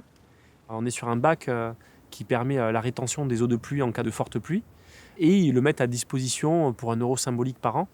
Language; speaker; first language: French; native; French